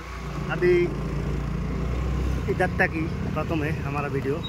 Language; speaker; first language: Hindi; non-native, local second language; Bangla